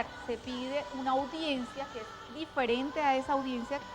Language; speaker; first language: Spanish; native; Spanish